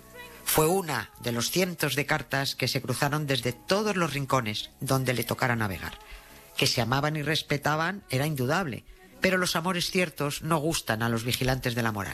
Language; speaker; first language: Spanish; native; Spanish